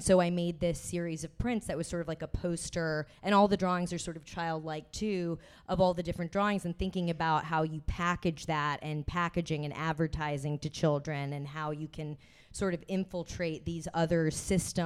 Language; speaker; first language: English; native; English